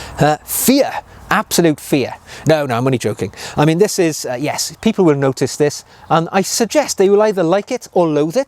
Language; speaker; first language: English; native; English